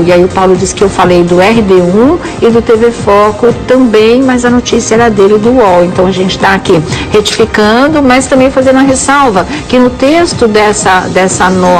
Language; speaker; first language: Portuguese; native; Portuguese